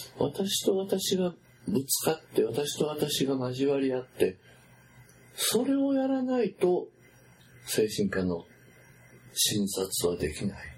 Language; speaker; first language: Japanese; native; Japanese